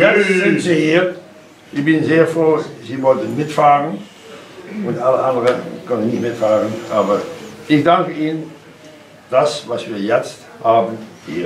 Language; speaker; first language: Dutch; non-native, learner; Czech